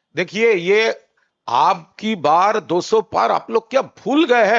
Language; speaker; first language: Hindi; non-native, local second language; Bangla